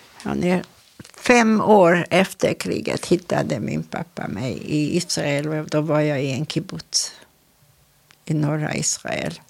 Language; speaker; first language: Swedish; non-native, fluent; Hungarian